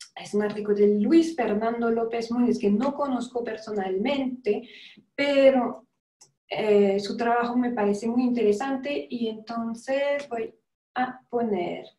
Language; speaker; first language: Spanish; non-native, fluent; French